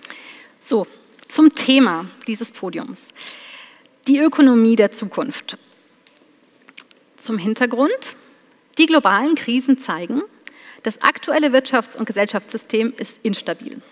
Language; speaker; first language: German; native; German